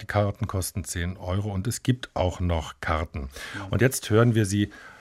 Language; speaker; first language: German; native; German